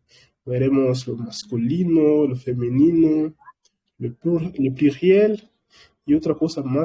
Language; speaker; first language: Spanish; non-native, fluent; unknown